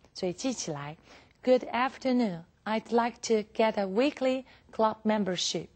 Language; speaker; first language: English; non-native, fluent; Chinese